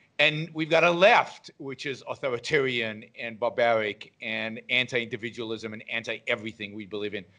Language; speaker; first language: English; non-native, fluent; Hebrew